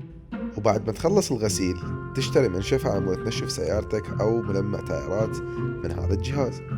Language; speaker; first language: Arabic; native; Arabic